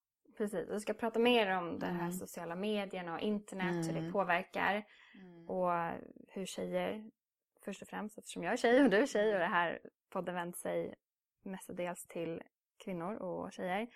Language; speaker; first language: Swedish; native; Swedish